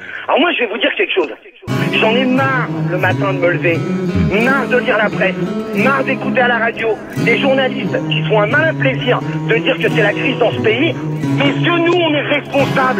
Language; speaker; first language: French; native; French